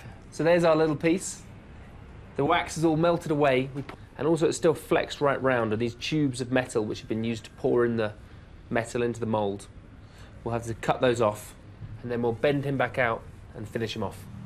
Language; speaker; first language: English; native; English